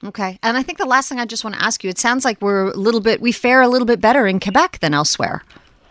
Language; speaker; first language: English; native; English